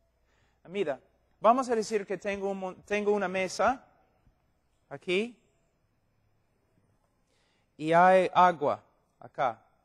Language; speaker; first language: Spanish; non-native, fluent; English